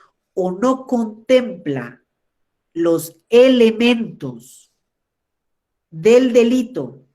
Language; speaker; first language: Spanish; native; Spanish